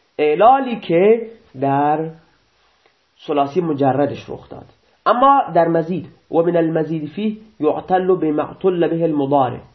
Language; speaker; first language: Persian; non-native, local second language; Baluchi